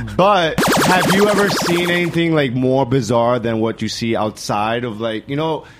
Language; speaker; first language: English; native; English